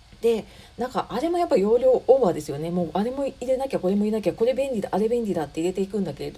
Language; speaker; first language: Japanese; native; Japanese